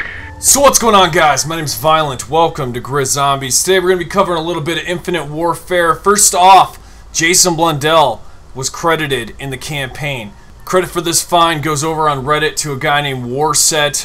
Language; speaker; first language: English; native; English